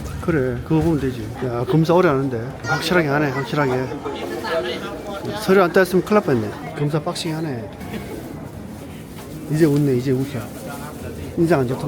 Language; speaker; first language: Korean; native; Korean